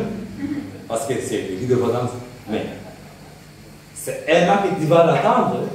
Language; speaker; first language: French; non-native, local second language; Rundi